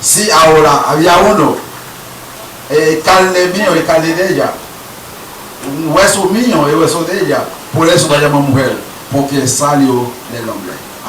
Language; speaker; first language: Spanish; non-native, learner; Haitian Creole